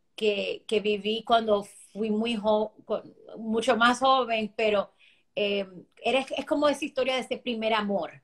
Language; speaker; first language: Spanish; early bilingual, heritage; Spanish